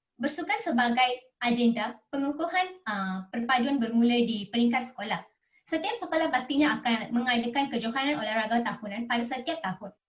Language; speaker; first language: Malay; non-native, local second language; Tamil